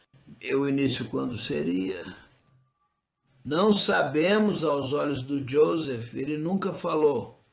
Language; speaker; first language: Portuguese; non-native, fluent; English